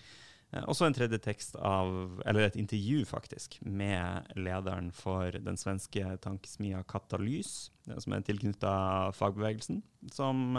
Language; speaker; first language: Norwegian; native; Norwegian